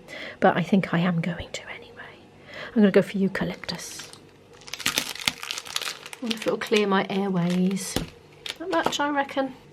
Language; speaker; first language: English; native; English